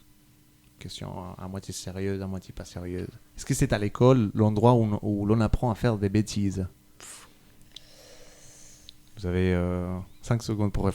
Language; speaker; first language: French; native; French